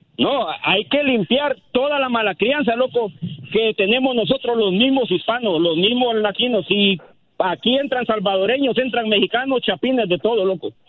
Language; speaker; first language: Spanish; native; Spanish